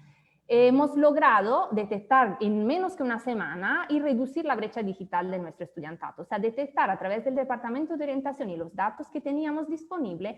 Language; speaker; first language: Spanish; native; Spanish